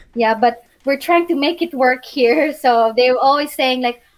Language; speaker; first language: English; non-native, local second language; Cebuano